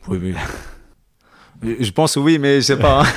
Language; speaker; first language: French; non-native, learner; Japanese